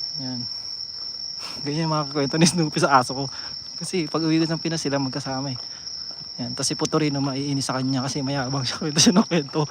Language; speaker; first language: Filipino; native; Filipino